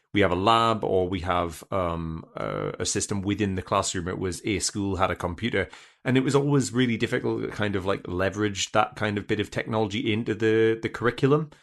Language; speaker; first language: English; native; English